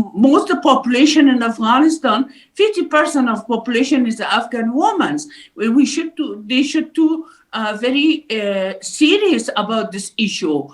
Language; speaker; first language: English; non-native, learner; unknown